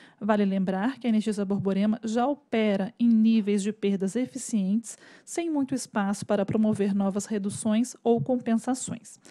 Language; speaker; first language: Portuguese; native; Portuguese